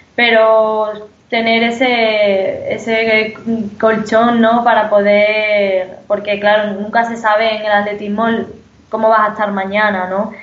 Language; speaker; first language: Spanish; native; Spanish